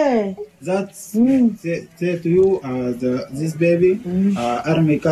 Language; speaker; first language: English; non-native, learner; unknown